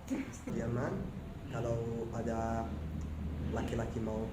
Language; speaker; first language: Indonesian; non-native, learner; Arabic